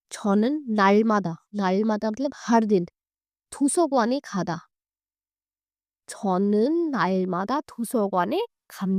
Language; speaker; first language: Korean; non-native, fluent; Hindi